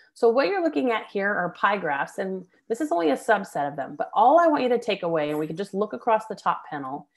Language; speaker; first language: English; native; English